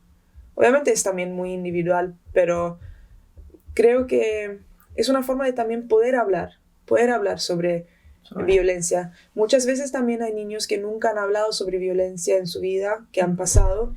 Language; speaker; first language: Spanish; early bilingual, heritage; Spanish